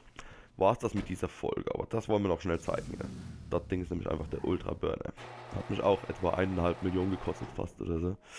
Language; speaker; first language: German; native; German